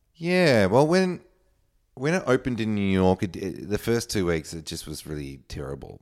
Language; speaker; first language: English; native; English